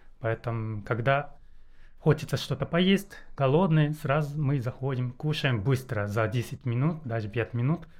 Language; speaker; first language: Russian; non-native, learner; Japanese